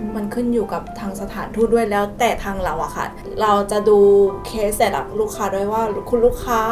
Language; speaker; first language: Thai; non-native, fluent; Korean